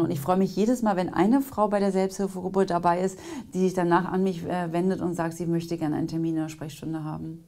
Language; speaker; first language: German; native; German